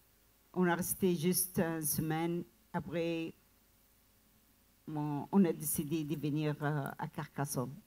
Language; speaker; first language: French; non-native, learner; Arabic